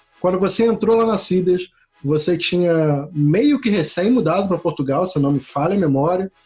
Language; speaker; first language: Portuguese; native; Portuguese